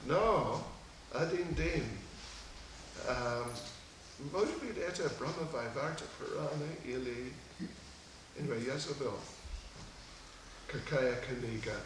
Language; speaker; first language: Russian; non-native, learner; English